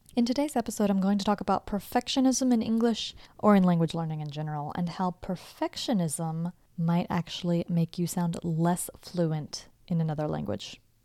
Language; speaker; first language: English; native; English